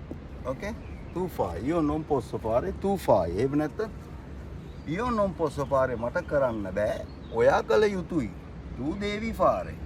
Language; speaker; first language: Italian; non-native, fluent; Sinhala